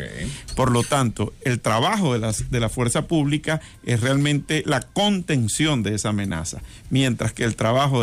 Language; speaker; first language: Spanish; native; Spanish